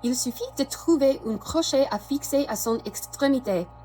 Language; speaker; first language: French; non-native, fluent; English